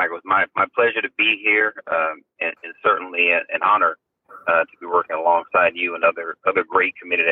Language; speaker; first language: English; native; English